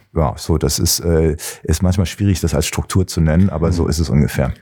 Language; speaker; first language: German; native; German